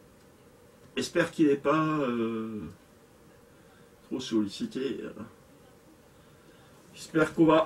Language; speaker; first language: French; native; French